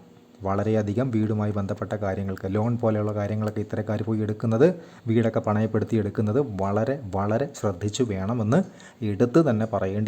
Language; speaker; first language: Malayalam; native; Malayalam